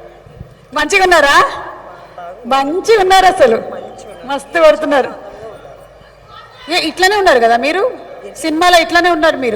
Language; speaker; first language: Telugu; native; Telugu